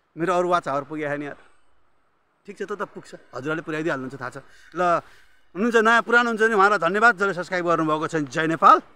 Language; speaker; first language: Nepali; native; Nepali